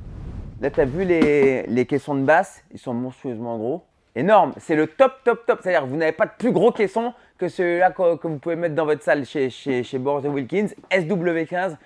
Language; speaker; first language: French; native; French